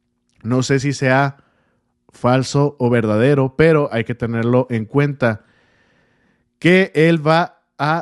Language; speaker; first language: Spanish; native; Spanish